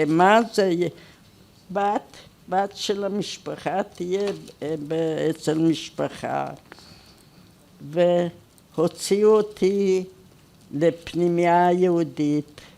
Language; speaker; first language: Hebrew; non-native, fluent; Hungarian